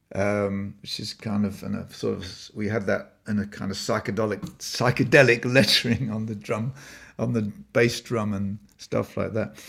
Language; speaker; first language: English; native; English